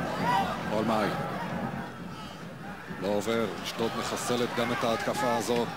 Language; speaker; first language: Hebrew; native; Hebrew